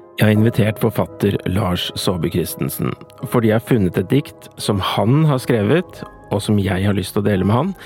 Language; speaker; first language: Norwegian; native; Norwegian